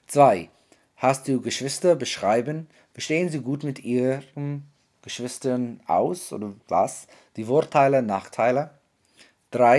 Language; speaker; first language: German; non-native, fluent; English